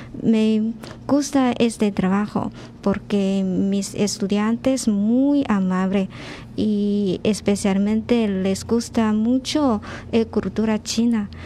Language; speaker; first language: Spanish; non-native, learner; Chinese